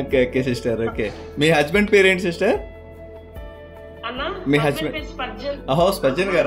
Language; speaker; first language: Telugu; native; Telugu